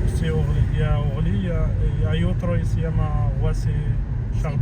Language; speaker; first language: Spanish; non-native, fluent; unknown